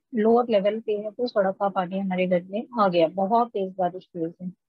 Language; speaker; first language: Hindi; native; Hindi